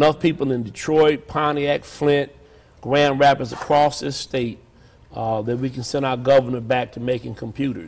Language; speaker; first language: English; native; English